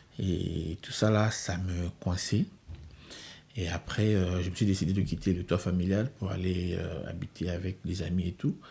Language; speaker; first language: French; non-native, local second language; Lingala